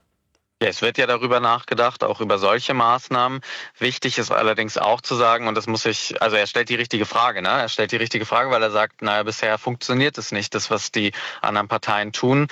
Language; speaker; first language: German; native; German